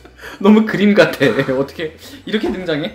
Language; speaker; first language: Korean; native; Korean